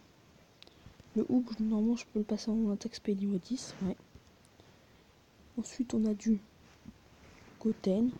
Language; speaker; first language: French; native; French